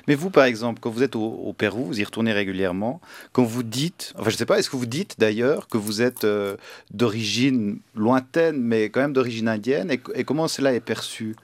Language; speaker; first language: French; native; French